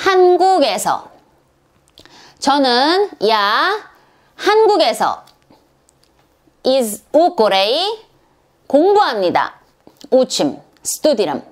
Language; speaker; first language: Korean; non-native, learner; Serbian